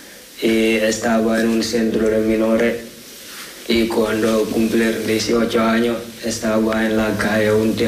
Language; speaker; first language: Spanish; non-native, learner; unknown